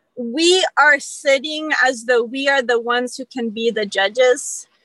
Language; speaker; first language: English; early bilingual, other home language; Spanish